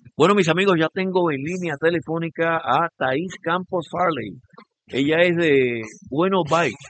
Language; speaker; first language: Spanish; native; Spanish